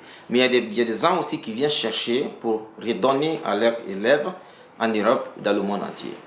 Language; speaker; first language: French; non-native, local second language; Mandingo